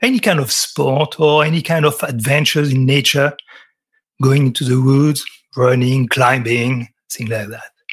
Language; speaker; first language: English; non-native, fluent; French